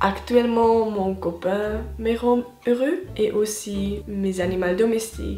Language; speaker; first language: French; non-native, local second language; German